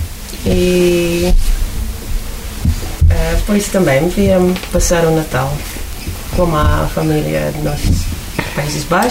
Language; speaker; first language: Portuguese; non-native, fluent; Dutch